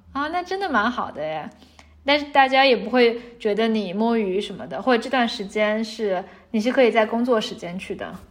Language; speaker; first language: Chinese; native; Chinese